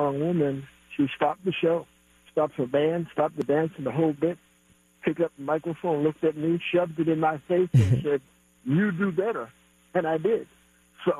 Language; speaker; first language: English; native; English